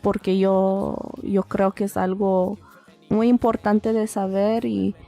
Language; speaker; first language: Spanish; early bilingual, heritage; Spanish